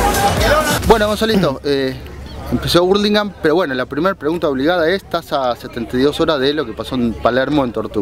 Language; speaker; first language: Spanish; native; Spanish